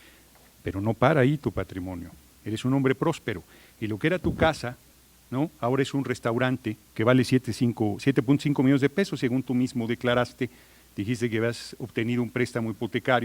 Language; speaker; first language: Spanish; native; Spanish